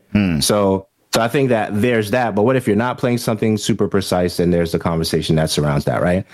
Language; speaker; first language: English; early bilingual, other home language; Haitian Creole